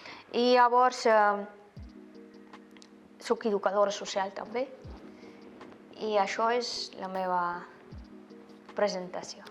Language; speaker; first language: Catalan; non-native, fluent; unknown